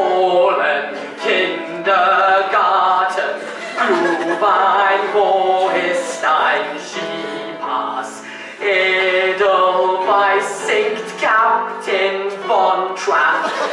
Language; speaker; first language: German; non-native, learner; English